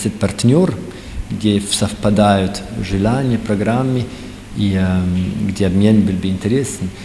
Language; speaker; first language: Russian; non-native, learner; French